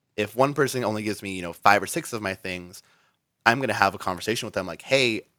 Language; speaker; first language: English; native; English